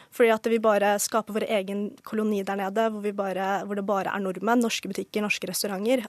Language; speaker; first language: Norwegian; early bilingual, other home language; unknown